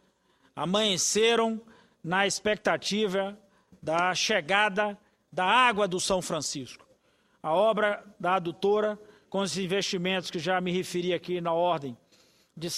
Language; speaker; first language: Portuguese; native; Portuguese